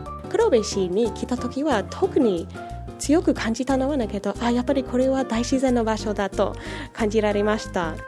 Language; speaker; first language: Japanese; non-native, fluent; English